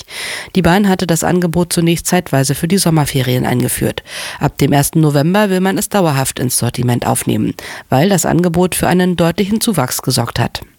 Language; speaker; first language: German; native; German